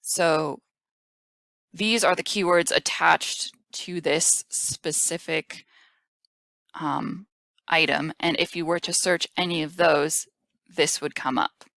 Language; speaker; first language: English; native; English